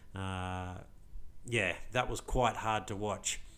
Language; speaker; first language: English; native; English